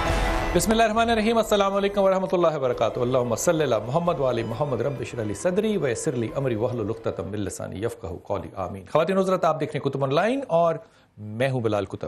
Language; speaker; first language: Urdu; native; Urdu